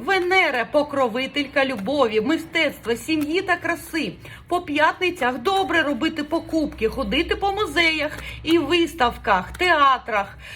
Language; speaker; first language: Ukrainian; non-native, local second language; Russian